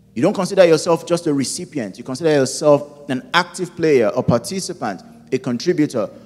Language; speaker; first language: English; non-native, local second language; Yoruba